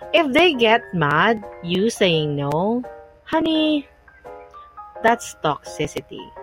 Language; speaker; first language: English; non-native, local second language; Filipino